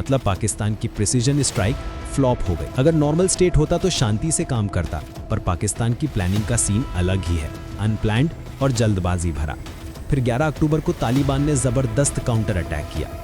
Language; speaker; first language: Hindi; native; Hindi